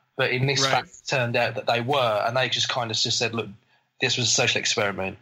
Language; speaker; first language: English; native; English